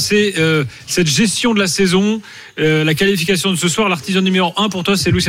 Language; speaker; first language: French; native; French